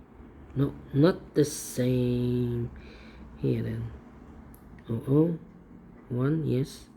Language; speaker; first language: English; non-native, fluent; Dutch